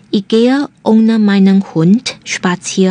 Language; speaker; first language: German; non-native, fluent; Chinese